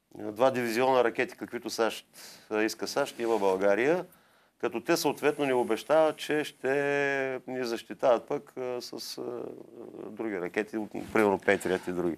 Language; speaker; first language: Bulgarian; native; Bulgarian